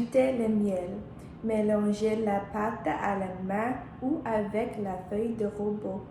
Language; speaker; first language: French; non-native, learner; English